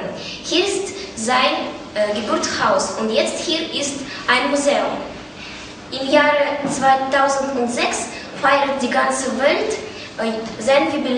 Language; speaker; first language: German; non-native, learner; Russian